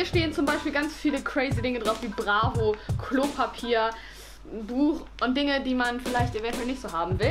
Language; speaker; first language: German; native; German